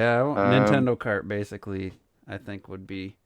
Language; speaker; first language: English; native; English